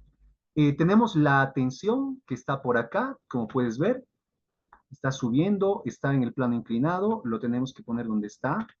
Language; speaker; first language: Spanish; native; Spanish